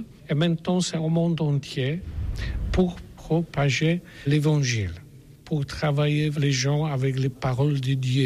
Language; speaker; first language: French; non-native, learner; Polish